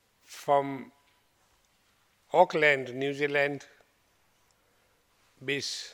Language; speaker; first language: German; non-native, fluent; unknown